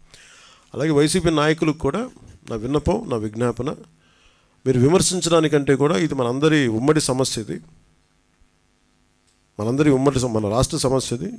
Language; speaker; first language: Telugu; native; Telugu